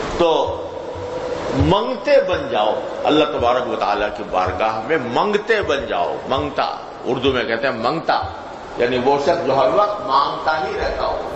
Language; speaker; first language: Urdu; native; Urdu